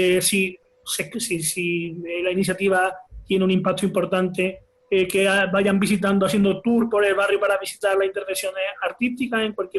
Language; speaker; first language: Spanish; native; Spanish